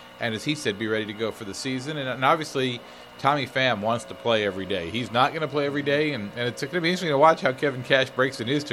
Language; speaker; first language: English; native; English